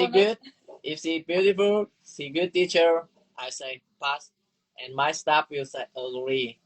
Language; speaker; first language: English; non-native, learner; Vietnamese